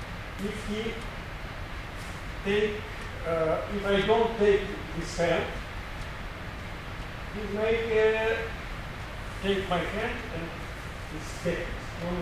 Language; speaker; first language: English; non-native, learner; Russian